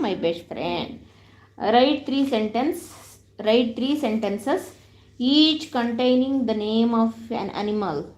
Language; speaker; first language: English; non-native, local second language; Kannada